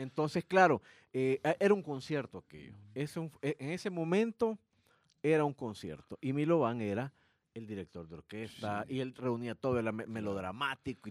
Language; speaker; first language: Spanish; native; Spanish